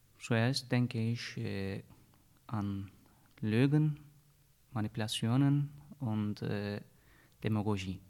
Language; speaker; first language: German; non-native, learner; Turkish